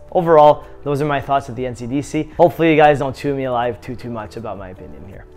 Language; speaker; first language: English; native; English